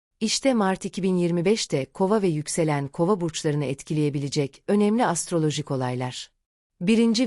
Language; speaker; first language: Turkish; native; Turkish